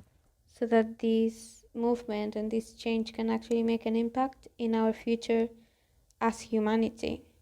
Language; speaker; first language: English; non-native, fluent; Spanish